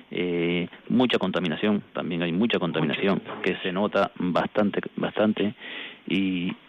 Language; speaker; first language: Spanish; native; Spanish